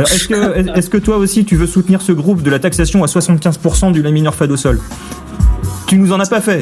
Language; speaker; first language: French; native; French